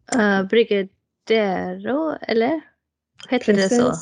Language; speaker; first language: Swedish; non-native, fluent; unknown